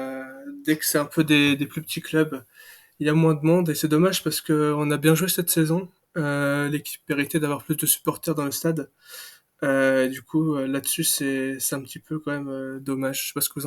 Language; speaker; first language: French; native; French